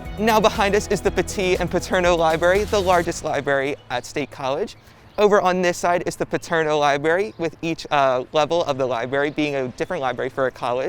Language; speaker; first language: English; native; English